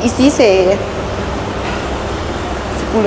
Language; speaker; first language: French; non-native, learner; Thai